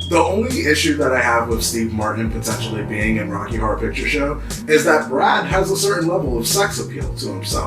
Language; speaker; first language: English; native; English